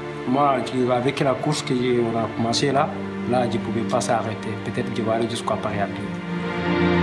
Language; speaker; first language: French; non-native, learner; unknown